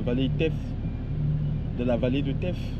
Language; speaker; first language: French; native; French